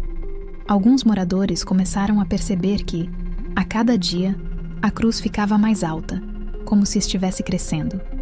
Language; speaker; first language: Portuguese; native; Portuguese